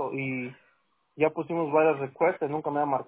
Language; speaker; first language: Spanish; early bilingual, heritage; Spanish